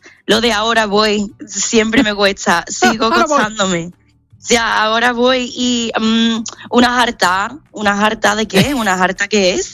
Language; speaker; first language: Spanish; non-native, fluent; English